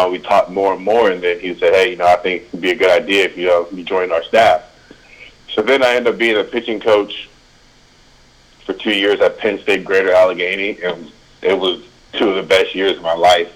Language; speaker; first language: English; native; English